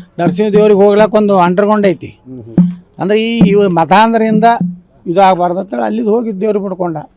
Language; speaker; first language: Kannada; native; Kannada